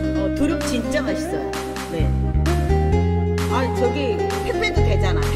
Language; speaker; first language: Korean; native; Korean